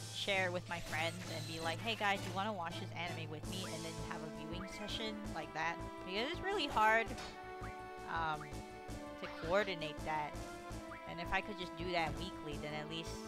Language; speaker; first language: English; native; English